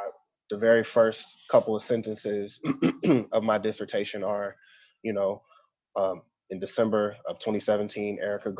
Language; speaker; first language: English; native; English